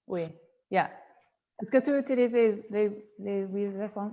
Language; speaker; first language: French; non-native, fluent; Polish